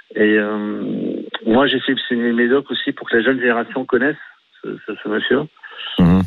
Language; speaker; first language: French; native; French